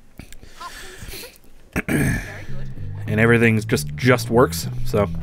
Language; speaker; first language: English; native; English